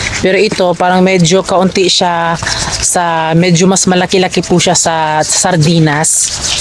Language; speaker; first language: Filipino; non-native, local second language; Cebuano